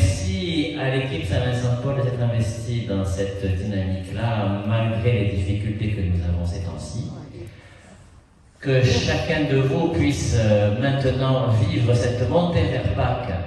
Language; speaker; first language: French; native; French